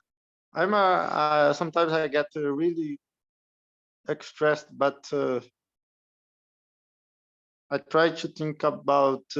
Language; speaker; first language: English; non-native, learner; Portuguese